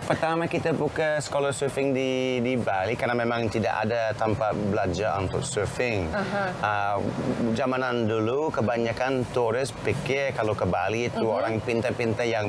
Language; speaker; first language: Indonesian; non-native, fluent; English